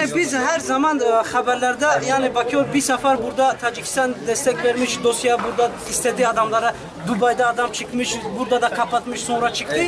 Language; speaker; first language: Turkish; non-native, learner; Tajik